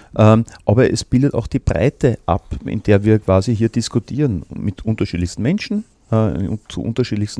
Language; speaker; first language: German; native; German